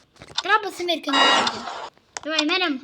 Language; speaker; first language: Romanian; early bilingual, heritage; Romanian